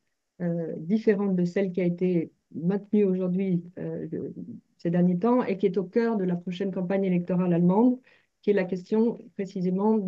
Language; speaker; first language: French; native; French